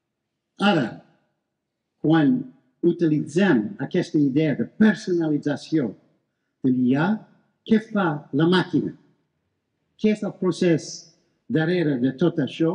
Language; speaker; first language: Catalan; non-native, fluent; English